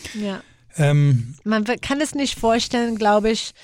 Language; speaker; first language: German; non-native, fluent; English